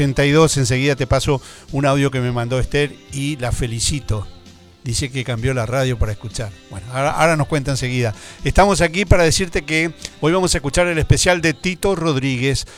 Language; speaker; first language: Spanish; native; Spanish